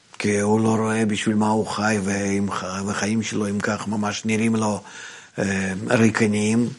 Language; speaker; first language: Hebrew; non-native, fluent; Russian